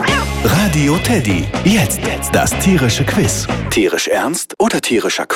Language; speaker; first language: German; native; German